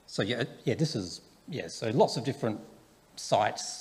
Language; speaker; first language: English; native; English